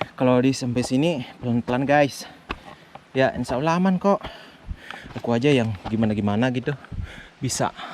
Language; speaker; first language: Indonesian; non-native, local second language; Buginese